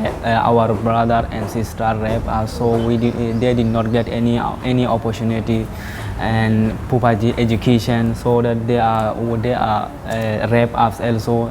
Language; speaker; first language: English; non-native, learner; Rohingya